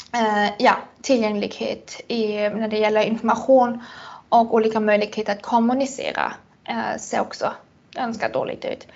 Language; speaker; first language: Swedish; non-native, fluent; German